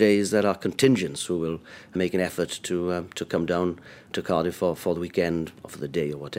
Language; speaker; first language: English; native; English